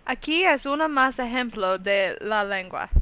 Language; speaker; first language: Spanish; non-native, learner; English